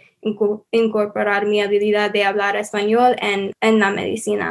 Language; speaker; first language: Spanish; non-native, learner; English